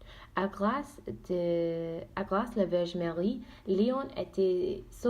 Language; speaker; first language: French; non-native, learner; Dutch